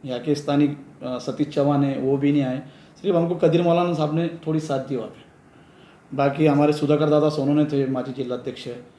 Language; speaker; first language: Hindi; non-native, local second language; Urdu